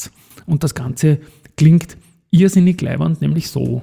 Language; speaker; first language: German; native; German